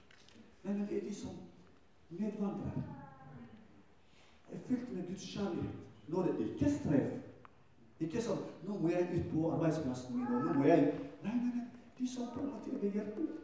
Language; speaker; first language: Norwegian; non-native, fluent; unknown